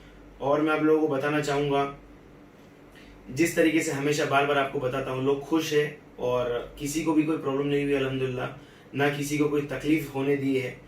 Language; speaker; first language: Hindi; native; Hindi